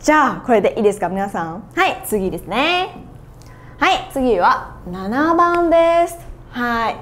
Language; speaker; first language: Japanese; non-native, fluent; Vietnamese